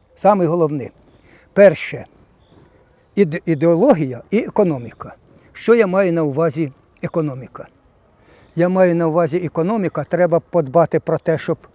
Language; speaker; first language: Ukrainian; non-native, local second language; Russian